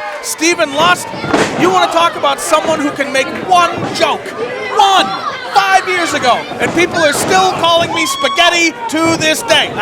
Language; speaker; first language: English; native; English